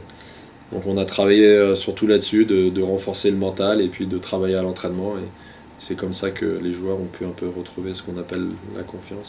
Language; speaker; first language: French; native; French